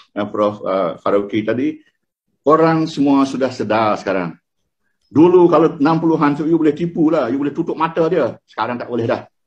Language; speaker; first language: Malay; non-native, local second language; Iban